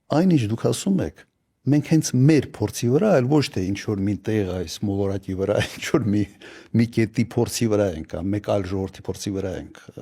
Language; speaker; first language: Armenian; native; Armenian